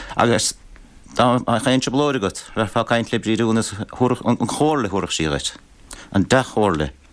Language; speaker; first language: Irish; native; Irish